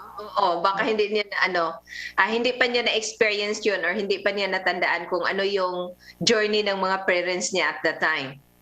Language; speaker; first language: Filipino; non-native, local second language; Cebuano